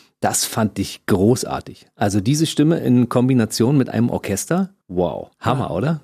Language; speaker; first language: German; native; German